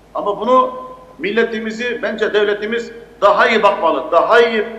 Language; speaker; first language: Turkish; native; Turkish